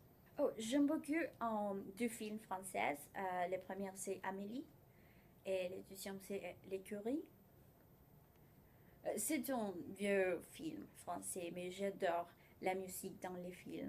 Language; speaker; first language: French; non-native, learner; Spanish